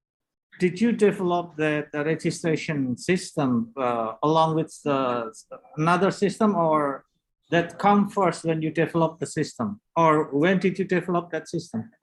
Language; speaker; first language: English; non-native, learner; Indonesian